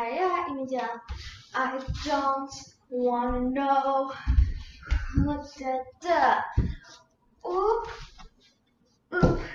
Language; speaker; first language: Russian; early bilingual, heritage; Russian